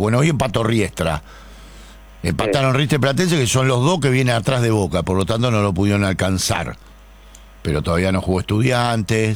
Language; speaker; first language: Spanish; native; Spanish